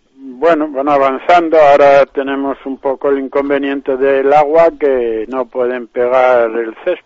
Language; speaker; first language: Spanish; native; Spanish